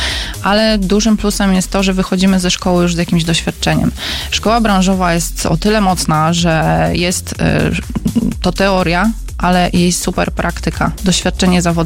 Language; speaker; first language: Polish; native; Polish